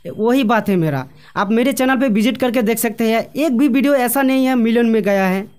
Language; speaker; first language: Hindi; non-native, local second language; Bangla